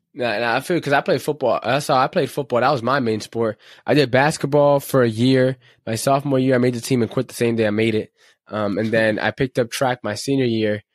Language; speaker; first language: English; native; English